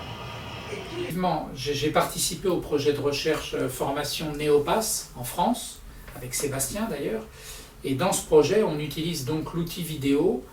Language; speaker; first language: French; native; French